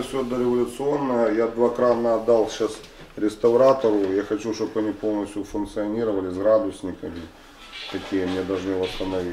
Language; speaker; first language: Russian; native; Russian